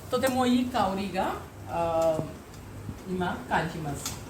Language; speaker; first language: Japanese; non-native, fluent; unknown